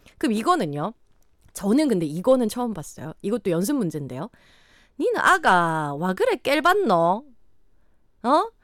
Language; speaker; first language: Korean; native; Korean